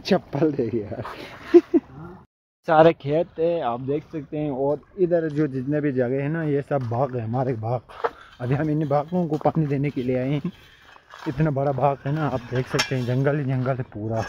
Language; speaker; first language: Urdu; non-native, local second language; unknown